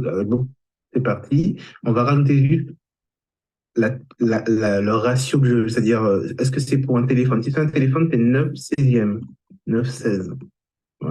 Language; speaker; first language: French; native; French